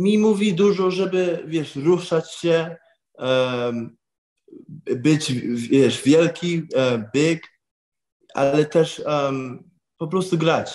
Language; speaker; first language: Polish; early bilingual, heritage; English